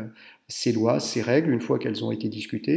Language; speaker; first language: French; native; French